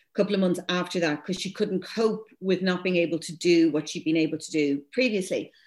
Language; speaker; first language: English; native; English